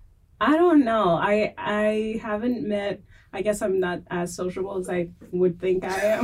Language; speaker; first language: English; non-native, fluent; French